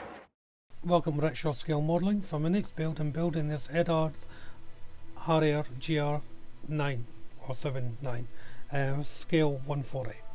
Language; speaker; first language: English; native; English